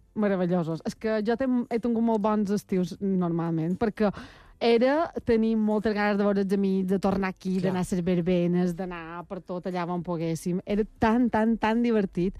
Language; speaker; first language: Catalan; native; Catalan